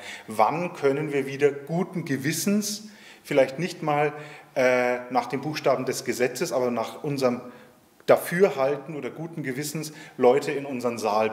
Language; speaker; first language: German; native; German